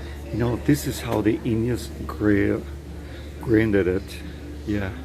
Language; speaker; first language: English; non-native, fluent; Spanish